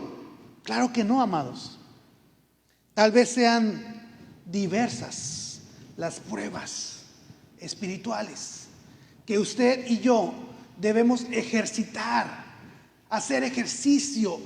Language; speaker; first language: Spanish; native; Spanish